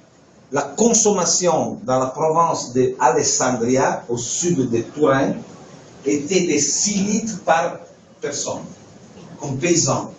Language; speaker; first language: French; non-native, fluent; Italian